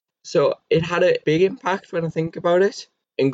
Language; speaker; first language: English; native; English